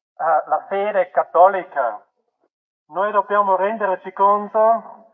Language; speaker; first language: Italian; non-native, fluent; German